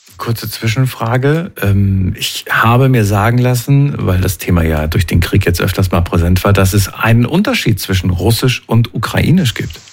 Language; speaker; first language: German; native; German